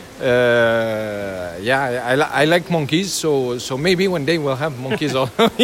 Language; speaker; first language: English; non-native, learner; French